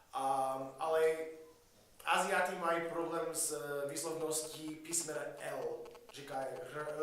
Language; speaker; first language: Czech; non-native, learner; English